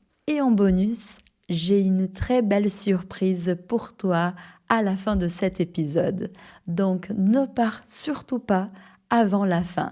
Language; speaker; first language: French; non-native, fluent; Portuguese